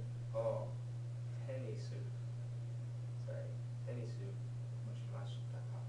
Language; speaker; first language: Japanese; non-native, learner; English